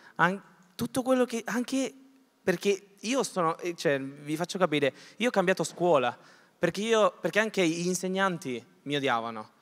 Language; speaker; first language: Italian; early bilingual, other home language; Spanish